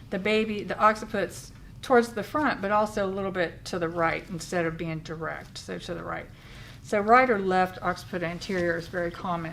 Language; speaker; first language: English; native; English